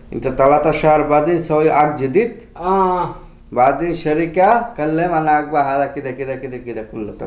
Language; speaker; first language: Arabic; non-native, learner; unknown